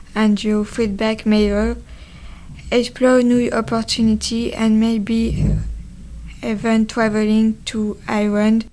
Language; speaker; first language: English; non-native, learner; French